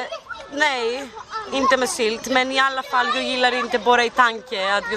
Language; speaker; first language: Swedish; non-native, learner; Greek